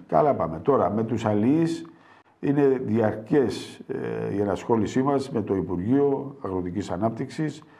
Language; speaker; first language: Greek; native; Greek